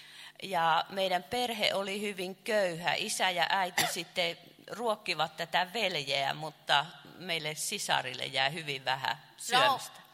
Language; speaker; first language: Finnish; non-native, fluent; Chinese